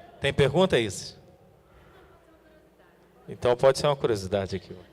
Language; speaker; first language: Portuguese; native; Portuguese